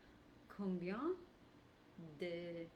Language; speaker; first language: French; non-native, learner; English